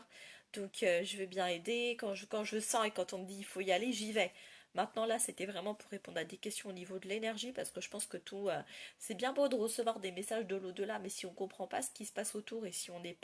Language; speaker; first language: French; native; French